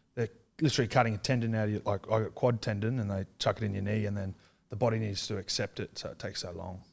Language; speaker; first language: English; native; English